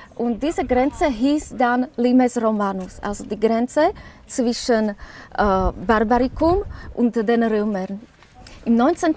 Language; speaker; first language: German; non-native, fluent; Slovak